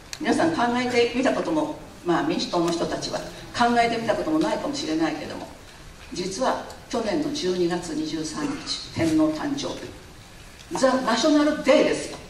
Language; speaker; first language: Japanese; non-native, fluent; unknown